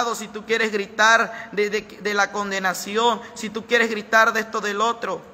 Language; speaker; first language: Spanish; native; Spanish